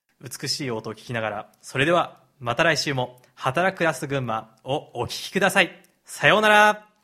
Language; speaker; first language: Japanese; native; Japanese